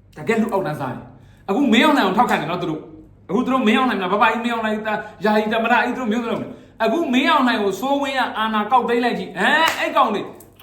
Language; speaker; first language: Burmese; native; Burmese